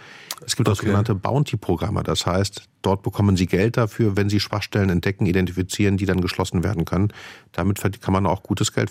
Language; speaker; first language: German; native; German